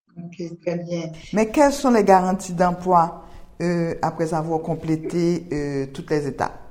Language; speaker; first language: French; non-native, local second language; Haitian Creole